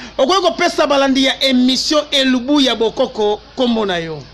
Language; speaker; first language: Lingala; native; Lingala